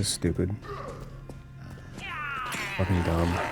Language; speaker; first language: English; native; English